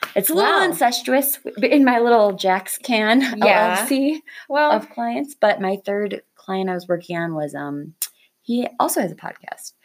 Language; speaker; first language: English; native; English